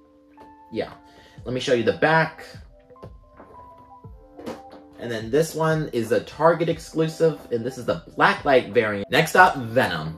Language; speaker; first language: English; native; English